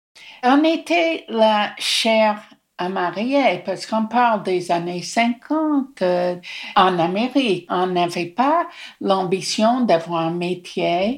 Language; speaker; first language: French; non-native, fluent; English